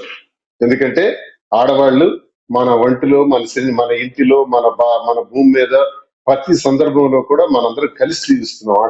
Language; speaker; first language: Telugu; native; Telugu